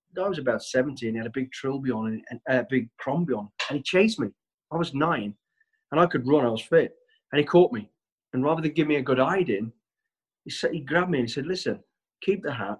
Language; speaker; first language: English; native; English